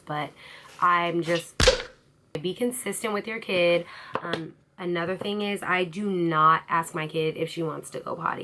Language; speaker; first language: English; native; English